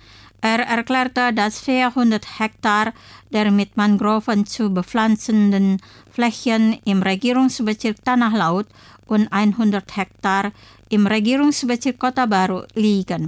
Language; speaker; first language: German; non-native, fluent; Indonesian